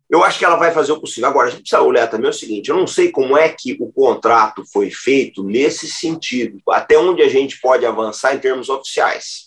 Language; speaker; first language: Portuguese; native; Portuguese